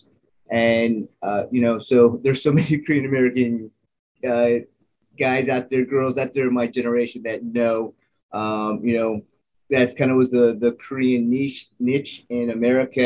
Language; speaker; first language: English; native; English